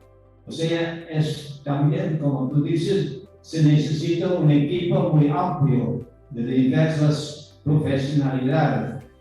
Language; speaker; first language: Spanish; non-native, fluent; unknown